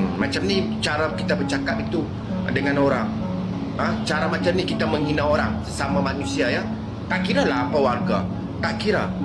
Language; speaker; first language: Malay; native; Malay